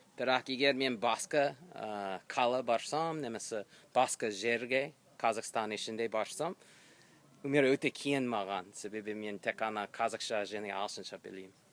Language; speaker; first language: Kazakh; non-native, learner; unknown